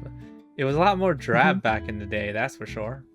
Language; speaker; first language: English; native; English